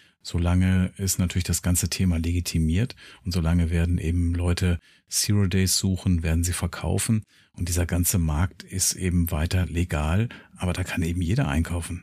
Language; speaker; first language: German; native; German